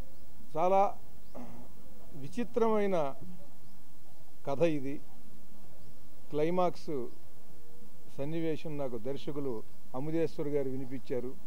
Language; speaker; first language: Telugu; native; Telugu